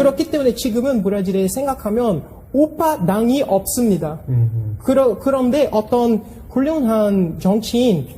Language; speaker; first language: Korean; non-native, fluent; Portuguese